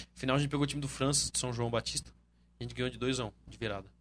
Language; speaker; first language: Portuguese; native; Portuguese